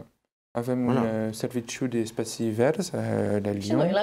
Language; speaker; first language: Romanian; non-native, fluent; French